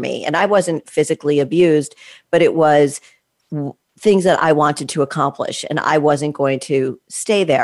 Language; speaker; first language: English; native; English